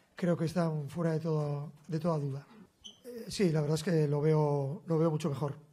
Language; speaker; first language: Spanish; native; Spanish